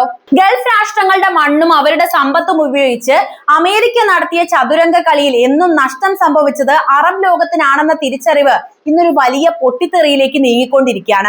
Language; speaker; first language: Malayalam; native; Malayalam